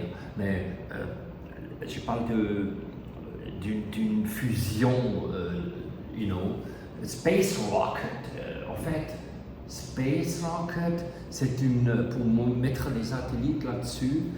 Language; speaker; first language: French; non-native, learner; German